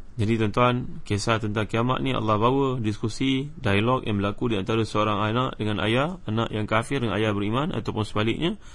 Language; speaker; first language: Malay; native; Malay